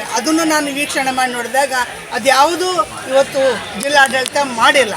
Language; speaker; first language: Kannada; native; Kannada